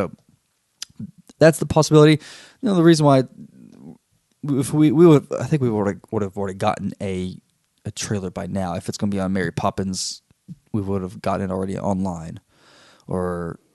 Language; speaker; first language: English; native; English